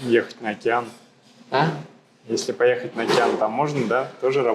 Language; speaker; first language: Russian; native; Russian